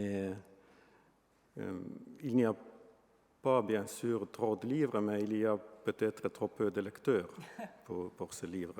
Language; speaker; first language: French; non-native, fluent; Estonian